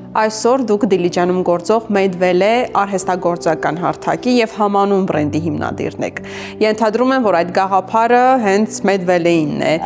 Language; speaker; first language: Armenian; native; Armenian